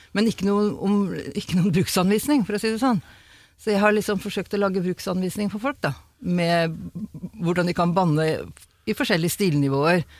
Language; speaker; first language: Norwegian; native; Norwegian